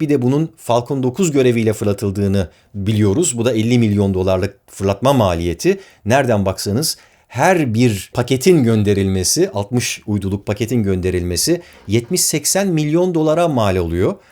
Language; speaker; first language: Turkish; native; Turkish